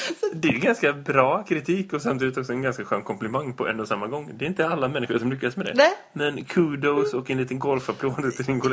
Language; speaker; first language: Swedish; native; Swedish